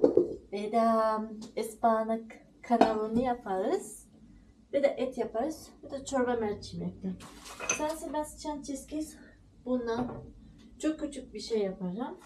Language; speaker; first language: Turkish; non-native, learner; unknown